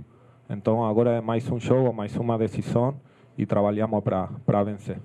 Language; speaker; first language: Portuguese; non-native, fluent; Spanish